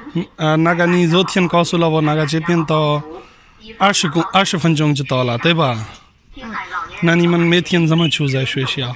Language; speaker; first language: Chinese; non-native, learner; Punjabi